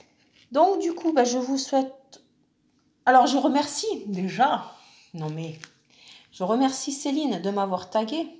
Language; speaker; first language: French; native; French